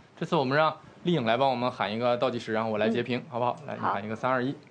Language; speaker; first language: Chinese; native; Chinese